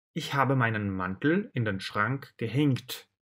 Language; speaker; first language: German; non-native, fluent; Russian